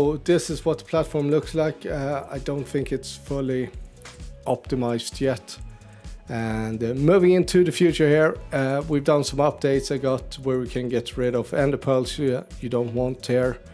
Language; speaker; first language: English; native; English